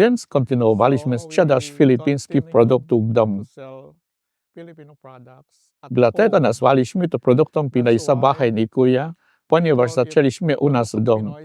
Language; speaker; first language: Polish; non-native, fluent; Filipino